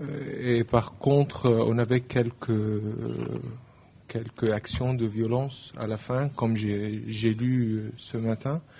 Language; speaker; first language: French; non-native, learner; Arabic